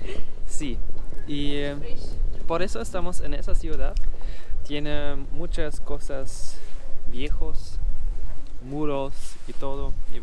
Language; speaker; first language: Spanish; non-native, learner; German